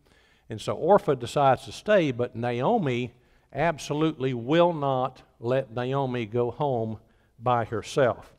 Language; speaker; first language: English; native; English